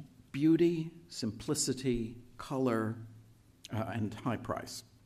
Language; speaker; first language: English; native; English